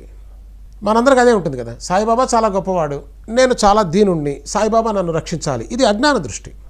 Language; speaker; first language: Telugu; native; Telugu